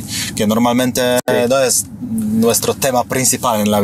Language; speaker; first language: Spanish; non-native, fluent; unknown